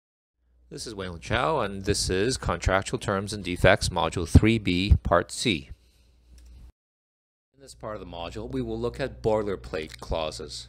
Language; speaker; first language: English; native; English